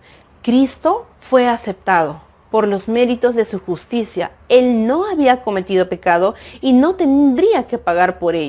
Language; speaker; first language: Spanish; native; Spanish